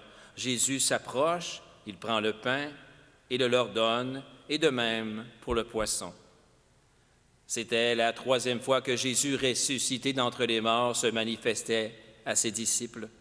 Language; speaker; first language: French; native; French